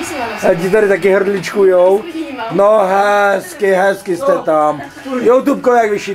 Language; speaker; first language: Czech; native; Czech